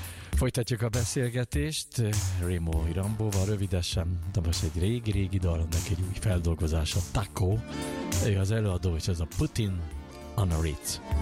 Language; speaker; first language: Hungarian; native; Hungarian